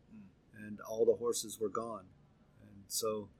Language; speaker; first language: English; native; English